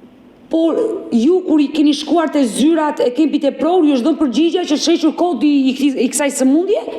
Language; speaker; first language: Albanian; native; Albanian